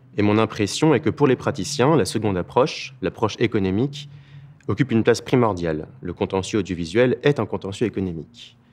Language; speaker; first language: French; native; French